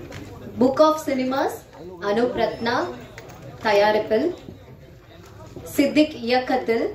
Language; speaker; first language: Tamil; native; Tamil